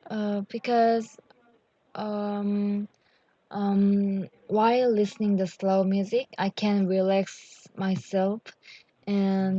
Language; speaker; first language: English; non-native, learner; Korean